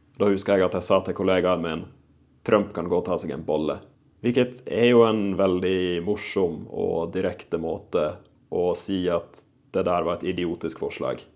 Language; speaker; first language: Norwegian; native; Norwegian